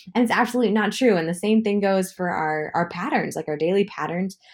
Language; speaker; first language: English; native; English